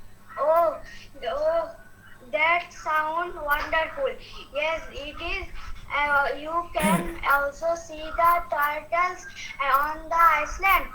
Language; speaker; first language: English; non-native, learner; Bangla